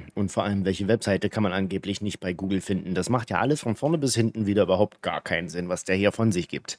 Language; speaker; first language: German; native; German